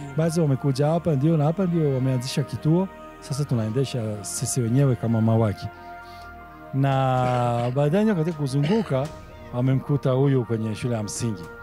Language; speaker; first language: Swahili; non-native, fluent; Italian